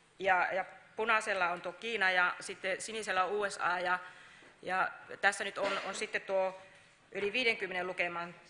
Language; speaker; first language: Finnish; native; Finnish